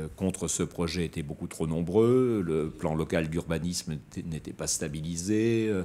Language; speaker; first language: French; native; French